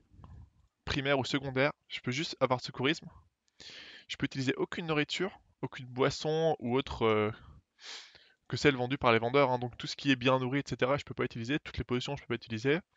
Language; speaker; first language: French; native; French